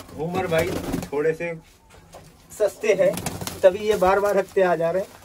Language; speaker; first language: Hindi; native; Hindi